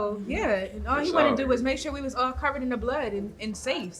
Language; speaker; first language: English; native; English